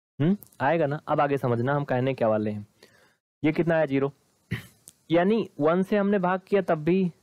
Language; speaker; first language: Hindi; native; Hindi